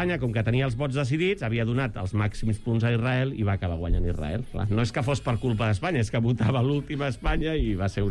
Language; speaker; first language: Catalan; native; Catalan